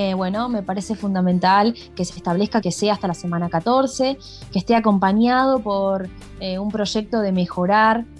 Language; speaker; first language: Spanish; native; Spanish